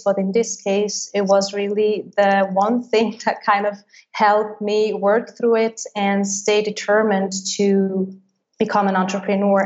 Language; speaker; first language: English; non-native, fluent; Swiss German